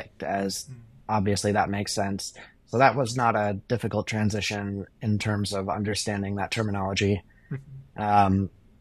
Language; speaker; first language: English; native; English